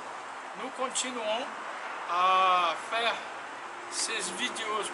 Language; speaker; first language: French; non-native, learner; Portuguese